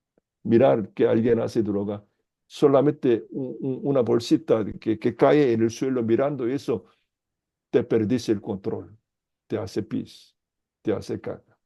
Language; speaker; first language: Spanish; non-native, fluent; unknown